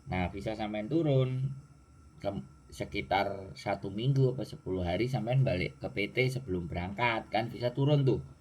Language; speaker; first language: Indonesian; non-native, local second language; Javanese